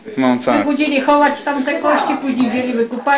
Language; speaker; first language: Polish; native; Polish